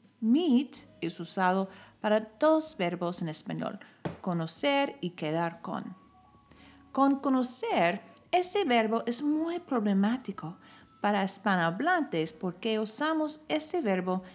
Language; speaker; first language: Spanish; non-native, fluent; English